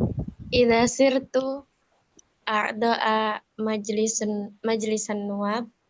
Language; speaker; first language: Arabic; non-native, learner; Indonesian